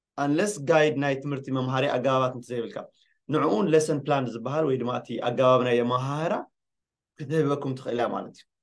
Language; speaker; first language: Tigrinya; native; Tigrinya